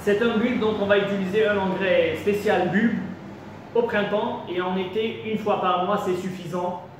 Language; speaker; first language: French; non-native, local second language; Arabic